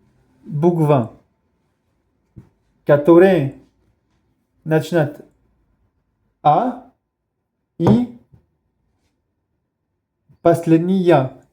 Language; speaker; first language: Russian; non-native, learner; Spanish